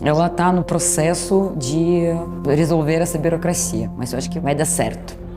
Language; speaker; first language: Portuguese; non-native, fluent; Russian